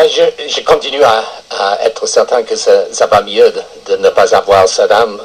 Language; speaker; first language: French; non-native, fluent; English